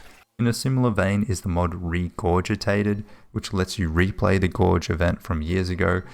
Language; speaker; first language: English; native; English